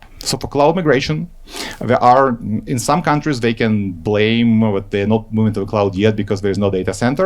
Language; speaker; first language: English; non-native, fluent; Ukrainian